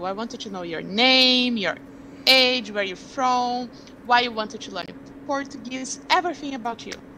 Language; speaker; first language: English; non-native, fluent; Portuguese